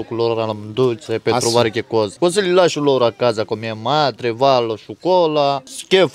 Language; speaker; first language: Italian; non-native, learner; Romanian